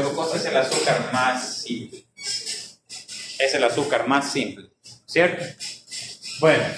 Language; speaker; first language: Spanish; native; Spanish